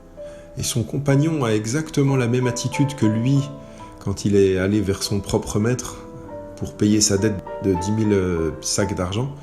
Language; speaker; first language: French; native; French